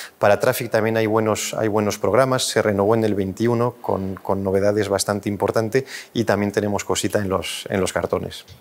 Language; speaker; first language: Spanish; non-native, fluent; French